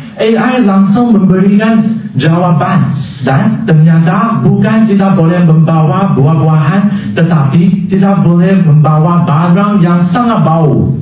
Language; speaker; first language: Indonesian; non-native, learner; Chinese